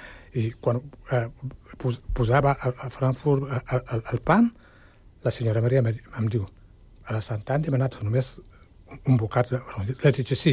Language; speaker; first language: Catalan; non-native, fluent; Wolof